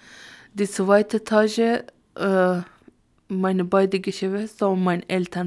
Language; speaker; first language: German; non-native, learner; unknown